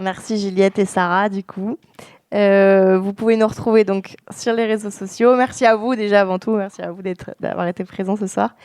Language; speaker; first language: French; native; French